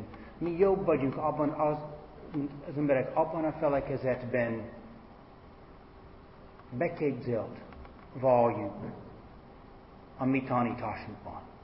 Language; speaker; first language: Hungarian; non-native, fluent; English